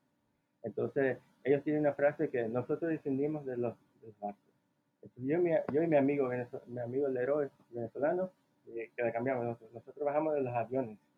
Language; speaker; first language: Spanish; early bilingual, heritage; Spanish